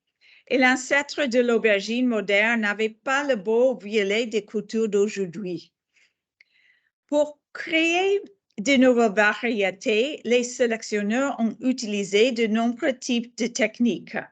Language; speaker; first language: French; non-native, fluent; English